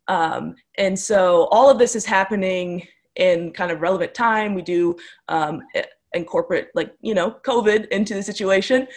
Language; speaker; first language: English; native; English